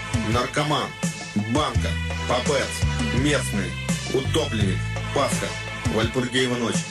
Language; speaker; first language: Russian; native; Russian